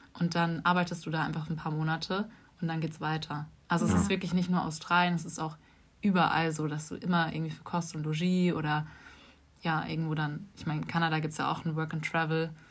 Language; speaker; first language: German; native; German